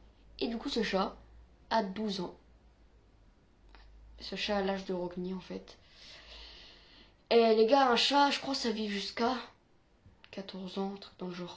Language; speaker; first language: French; native; French